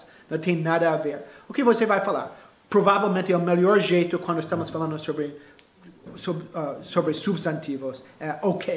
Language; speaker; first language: Portuguese; non-native, fluent; English